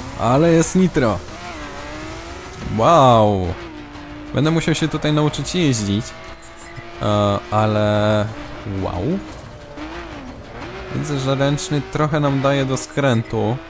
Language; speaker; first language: Polish; native; Polish